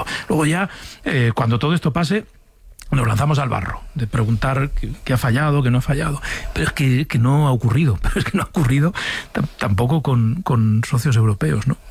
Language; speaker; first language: Spanish; native; Spanish